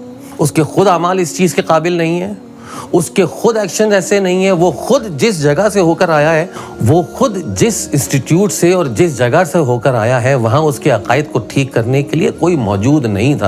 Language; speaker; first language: Urdu; native; Urdu